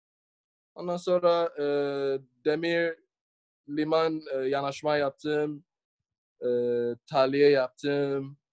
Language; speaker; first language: Turkish; non-native, learner; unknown